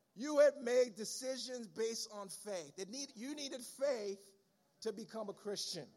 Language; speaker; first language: English; early bilingual, other home language; Haitian Creole